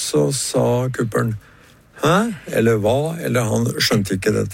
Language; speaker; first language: Norwegian; native; Norwegian